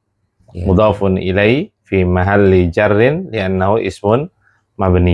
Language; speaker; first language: Arabic; non-native, fluent; Indonesian